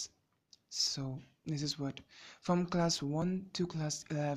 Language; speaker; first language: English; non-native, local second language; Bangla